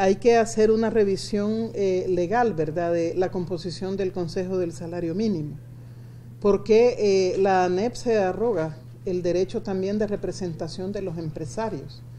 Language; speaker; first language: Spanish; native; Spanish